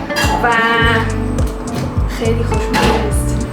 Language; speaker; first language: Persian; non-native, learner; Chinese